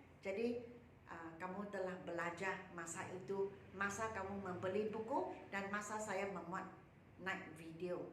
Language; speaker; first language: Malay; non-native, local second language; Chinese